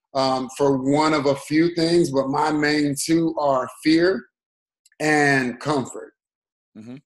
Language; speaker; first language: English; native; English